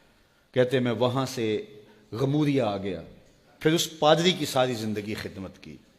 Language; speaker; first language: Urdu; native; Urdu